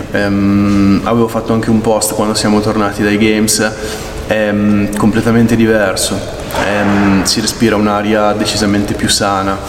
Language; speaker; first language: Italian; native; Italian